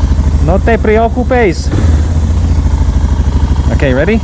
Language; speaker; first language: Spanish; non-native, learner; English